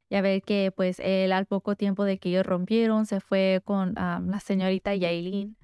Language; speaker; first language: Spanish; early bilingual, heritage; Spanish